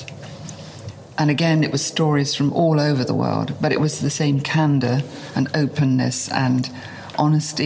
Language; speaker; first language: English; native; English